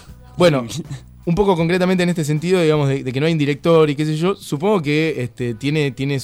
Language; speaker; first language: Spanish; native; Spanish